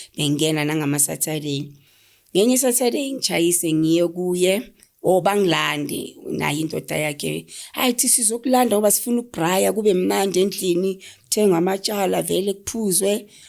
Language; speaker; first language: Zulu; native; Zulu